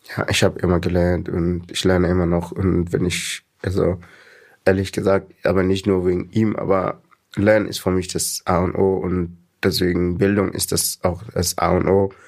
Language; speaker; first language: German; non-native, fluent; Arabic